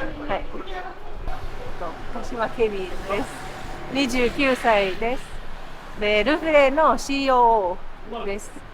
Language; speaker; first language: Japanese; non-native, fluent; Portuguese